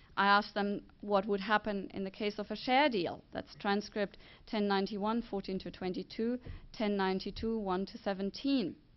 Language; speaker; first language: English; non-native, fluent; German